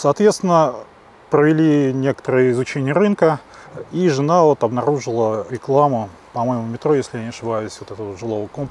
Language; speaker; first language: Russian; native; Russian